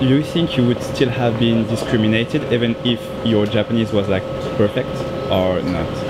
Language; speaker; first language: English; non-native, fluent; French